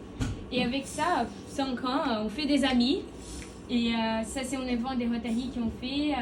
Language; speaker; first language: French; non-native, learner; Portuguese